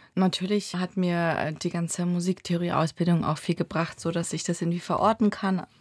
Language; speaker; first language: German; early bilingual, other home language; Russian